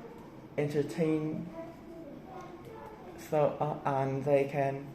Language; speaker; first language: English; non-native, learner; Vietnamese